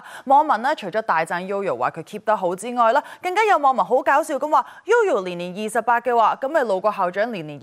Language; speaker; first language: Chinese; native; Chinese